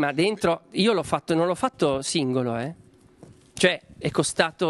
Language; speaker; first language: Italian; native; Italian